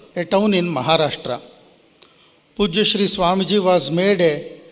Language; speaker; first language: English; non-native, local second language; Kannada